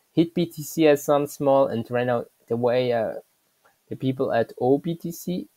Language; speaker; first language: English; non-native, fluent; German